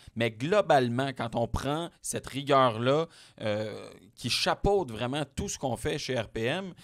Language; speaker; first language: French; native; French